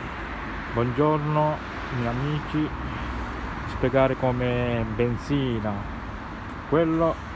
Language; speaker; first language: Italian; non-native, learner; Sinhala